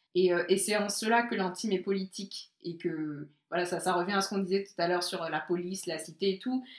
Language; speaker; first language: French; native; French